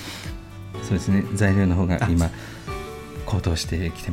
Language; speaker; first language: Japanese; native; Japanese